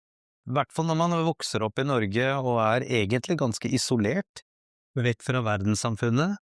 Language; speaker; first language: Norwegian; early bilingual, other home language; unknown